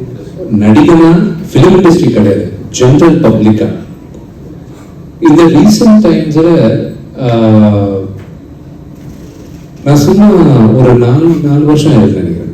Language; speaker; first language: Tamil; non-native, local second language; Telugu